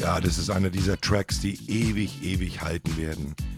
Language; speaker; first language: German; native; German